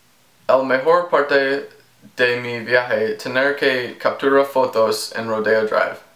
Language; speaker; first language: Spanish; non-native, learner; English